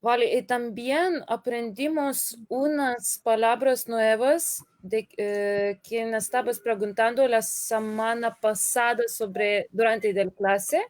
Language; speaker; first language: Spanish; non-native, fluent; Lithuanian